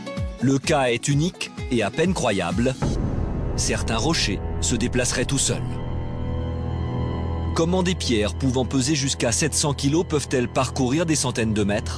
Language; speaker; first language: French; native; French